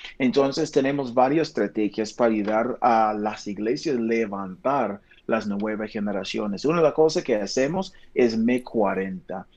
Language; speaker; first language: Spanish; non-native, fluent; English